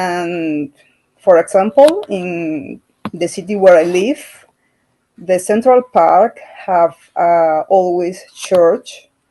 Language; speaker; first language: English; non-native, learner; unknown